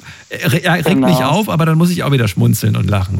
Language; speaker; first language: German; native; German